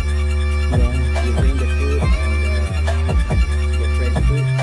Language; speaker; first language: English; non-native, learner; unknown